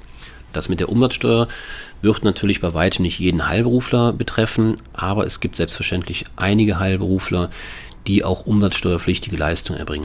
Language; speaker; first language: German; native; German